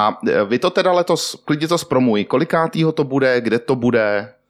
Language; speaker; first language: Czech; native; Czech